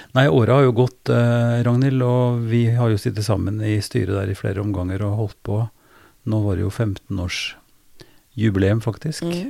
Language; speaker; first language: Norwegian; native; Norwegian